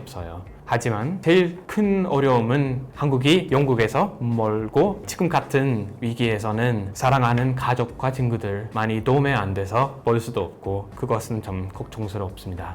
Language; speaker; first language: Korean; non-native, fluent; English